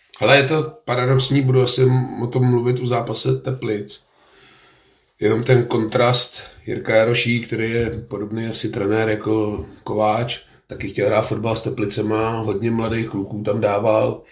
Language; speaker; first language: Czech; native; Czech